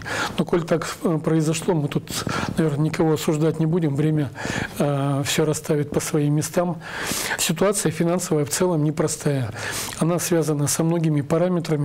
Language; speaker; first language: Russian; native; Russian